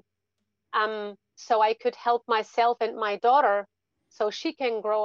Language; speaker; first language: English; non-native, fluent; German